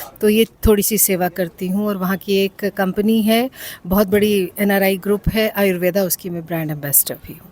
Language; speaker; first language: Hindi; native; Hindi